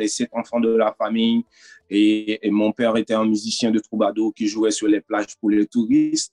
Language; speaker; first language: French; non-native, local second language; Haitian Creole